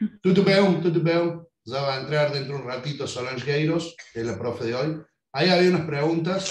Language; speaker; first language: Spanish; native; Spanish